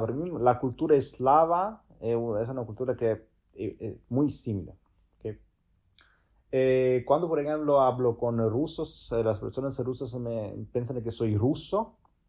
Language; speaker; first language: Spanish; non-native, fluent; Italian